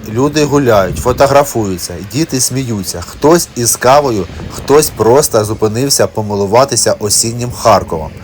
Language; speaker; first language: Ukrainian; native; Ukrainian